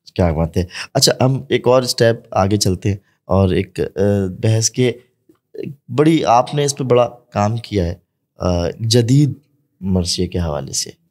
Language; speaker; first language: Urdu; native; Urdu